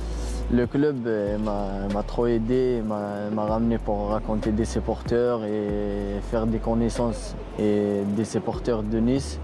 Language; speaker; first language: French; non-native, local second language; Kabyle